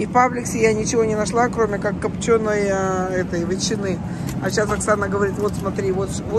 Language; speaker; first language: Russian; native; Russian